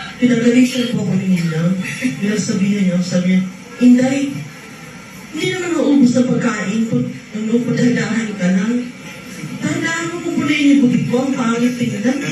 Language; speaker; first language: Filipino; non-native, local second language; Cebuano